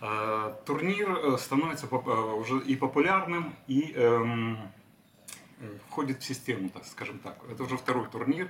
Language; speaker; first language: Russian; native; Russian